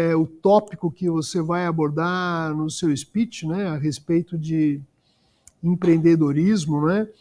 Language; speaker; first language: Portuguese; native; Portuguese